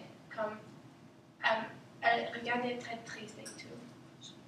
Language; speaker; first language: French; non-native, local second language; English